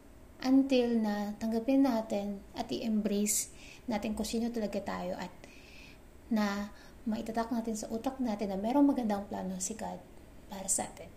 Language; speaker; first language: English; non-native, local second language; Filipino